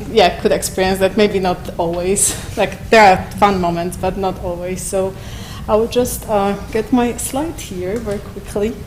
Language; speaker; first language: English; non-native, fluent; Polish